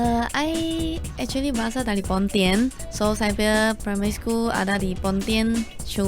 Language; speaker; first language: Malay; non-native, local second language; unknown